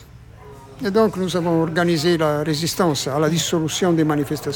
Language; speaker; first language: French; non-native, fluent; Italian